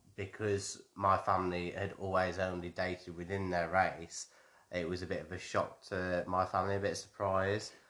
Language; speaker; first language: English; native; English